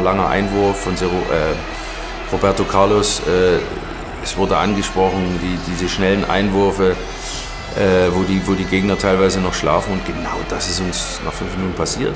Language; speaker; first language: German; native; German